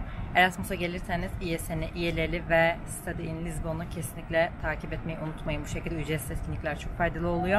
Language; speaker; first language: Turkish; native; Turkish